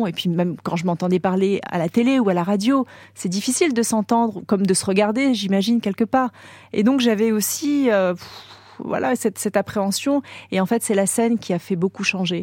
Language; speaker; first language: French; native; French